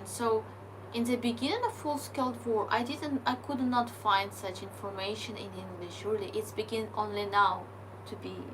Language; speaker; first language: English; non-native, learner; Ukrainian